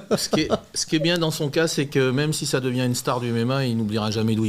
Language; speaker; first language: French; native; French